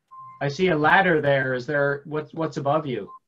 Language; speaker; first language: English; native; English